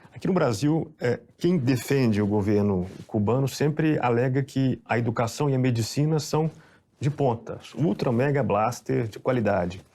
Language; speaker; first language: Portuguese; native; Portuguese